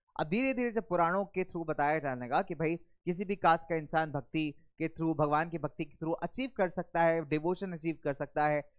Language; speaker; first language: Hindi; native; Hindi